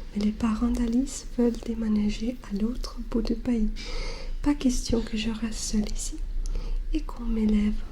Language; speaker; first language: French; non-native, learner; English